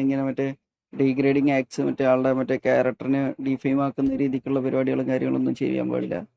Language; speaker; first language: Malayalam; native; Malayalam